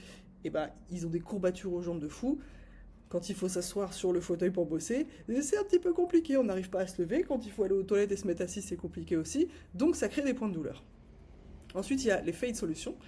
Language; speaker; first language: French; native; French